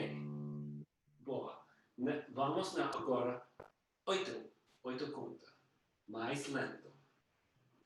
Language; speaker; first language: Portuguese; non-native, learner; English